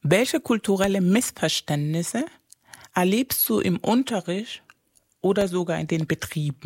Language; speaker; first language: German; non-native, fluent; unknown